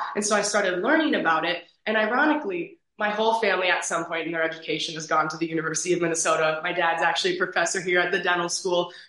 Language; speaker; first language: English; native; English